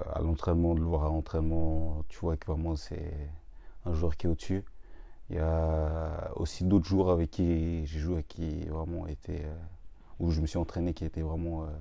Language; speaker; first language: French; native; French